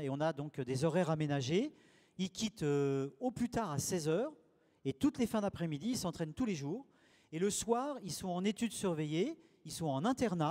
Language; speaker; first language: French; native; French